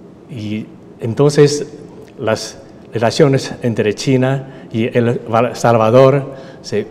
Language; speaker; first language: Spanish; non-native, fluent; Chinese